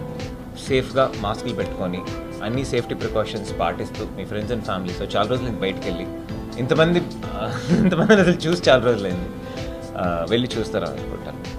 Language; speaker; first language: Telugu; native; Telugu